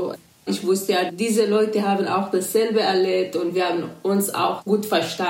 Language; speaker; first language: German; non-native, fluent; Kurdish